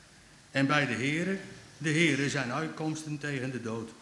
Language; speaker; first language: Dutch; native; Dutch